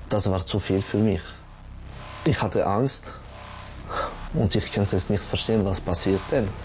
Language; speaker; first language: German; non-native, local second language; French